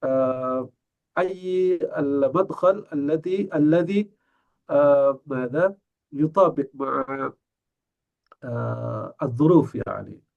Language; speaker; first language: Arabic; non-native, fluent; Indonesian